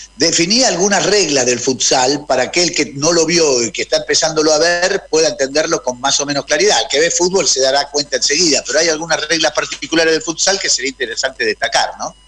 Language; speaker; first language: Spanish; native; Spanish